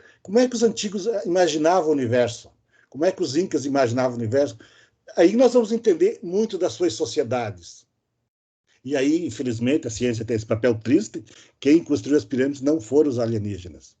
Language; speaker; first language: Portuguese; native; Portuguese